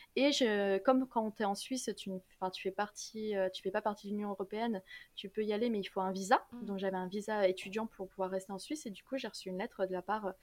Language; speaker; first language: French; native; French